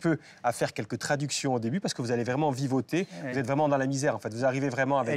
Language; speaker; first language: French; native; French